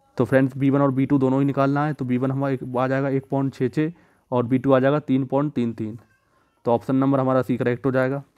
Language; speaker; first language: Hindi; native; Hindi